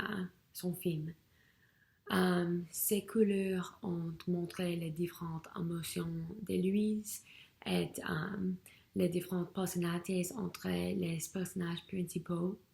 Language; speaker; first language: French; non-native, learner; English